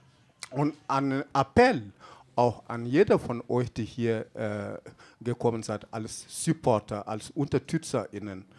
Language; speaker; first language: German; non-native, fluent; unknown